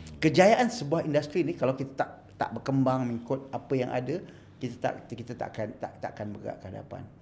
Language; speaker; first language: Malay; native; Malay